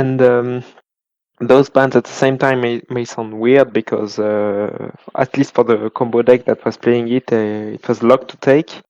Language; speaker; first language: English; non-native, fluent; French